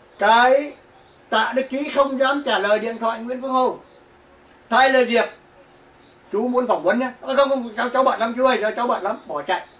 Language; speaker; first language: Vietnamese; native; Vietnamese